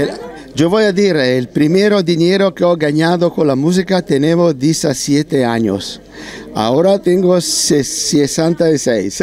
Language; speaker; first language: Spanish; non-native, learner; Italian